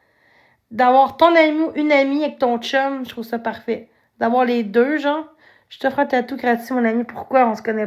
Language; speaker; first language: French; native; French